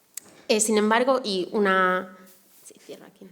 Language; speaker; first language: Spanish; native; Spanish